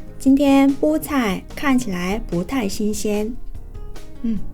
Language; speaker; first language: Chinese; non-native, fluent; Korean